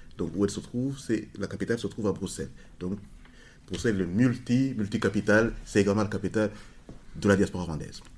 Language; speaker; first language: French; non-native, local second language; Kinyarwanda